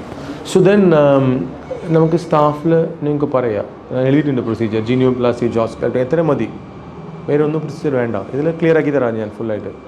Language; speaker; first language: Malayalam; non-native, local second language; Tamil